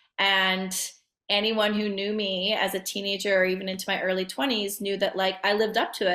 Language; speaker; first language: English; native; English